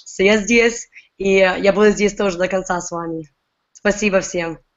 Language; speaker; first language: Russian; early bilingual, heritage; Russian